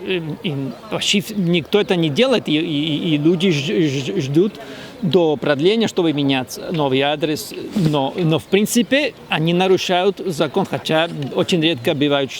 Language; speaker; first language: Russian; non-native, fluent; Spanish